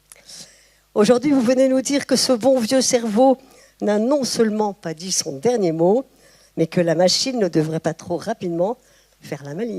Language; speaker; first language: French; native; French